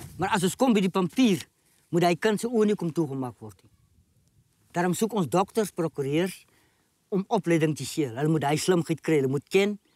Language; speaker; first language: Afrikaans; native; Afrikaans